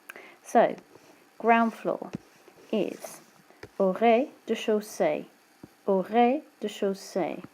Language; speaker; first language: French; non-native, fluent; English